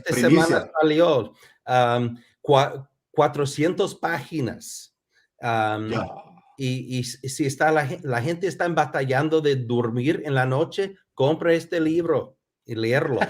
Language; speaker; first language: Spanish; non-native, fluent; English